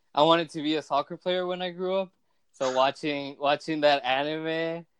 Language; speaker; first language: English; early bilingual, other home language; Spanish